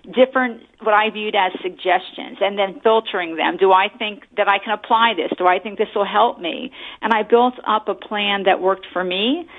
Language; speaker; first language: English; native; English